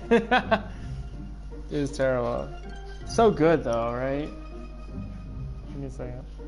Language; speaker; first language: English; early bilingual, other home language; Spanish